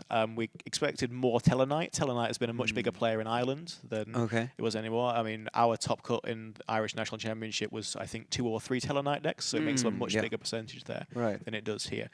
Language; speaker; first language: English; native; English